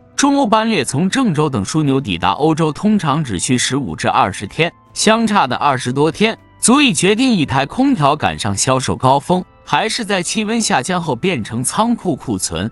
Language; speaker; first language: Chinese; native; Chinese